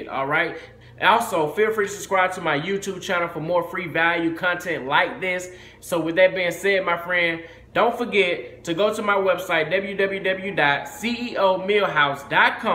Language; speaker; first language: English; native; English